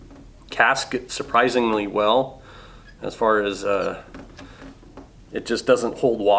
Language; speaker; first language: English; native; English